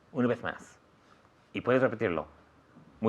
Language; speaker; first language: Spanish; non-native, fluent; English